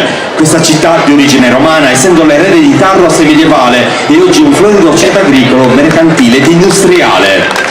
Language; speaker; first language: Italian; native; Italian